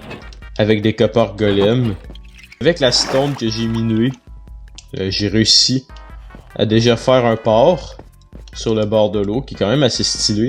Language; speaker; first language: French; native; French